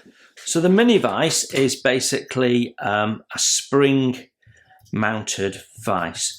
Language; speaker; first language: English; native; English